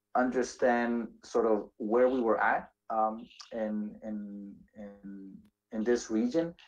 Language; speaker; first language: English; native; English